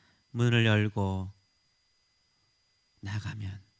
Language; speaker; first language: Korean; native; Korean